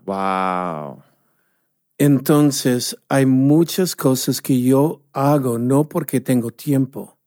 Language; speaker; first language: Spanish; non-native, fluent; English